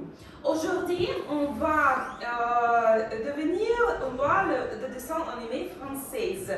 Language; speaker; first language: French; non-native, fluent; Russian